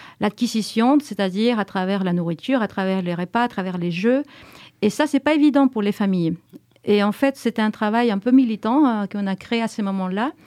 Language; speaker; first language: French; early bilingual, heritage; Spanish